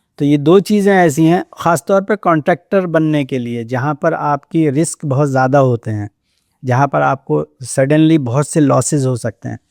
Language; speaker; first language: Hindi; native; Hindi